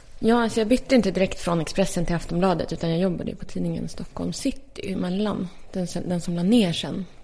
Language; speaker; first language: Swedish; early bilingual, other home language; Polish